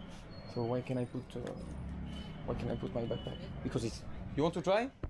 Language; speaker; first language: English; non-native, learner; French